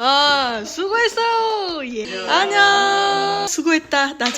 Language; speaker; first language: Korean; native; Korean